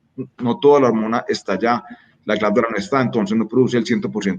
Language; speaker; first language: Spanish; native; Spanish